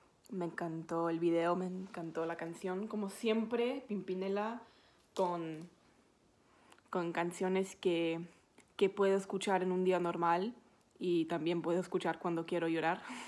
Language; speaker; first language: Spanish; non-native, fluent; English